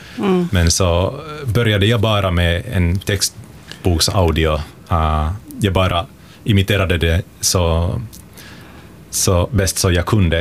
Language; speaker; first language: Swedish; non-native, fluent; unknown